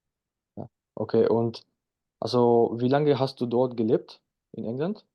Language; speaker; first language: German; non-native, fluent; Spanish